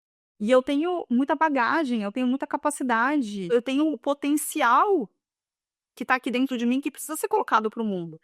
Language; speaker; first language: Portuguese; native; Portuguese